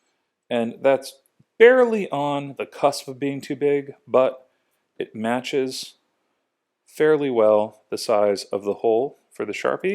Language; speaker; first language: English; native; English